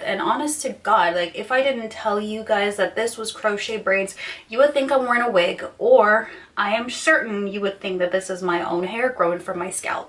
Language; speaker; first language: English; native; English